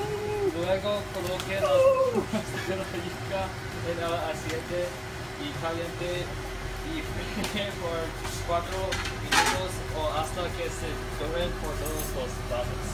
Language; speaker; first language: Spanish; non-native, learner; English